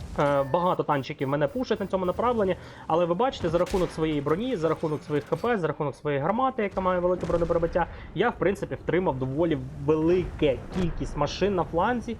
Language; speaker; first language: Ukrainian; non-native, local second language; Russian